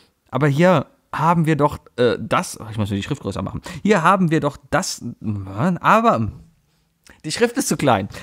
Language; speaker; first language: German; native; German